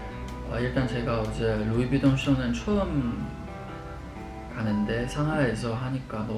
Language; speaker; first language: Korean; non-native, fluent; Chinese